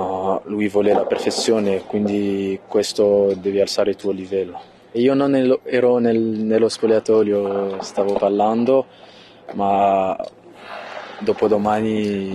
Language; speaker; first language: Italian; non-native, fluent; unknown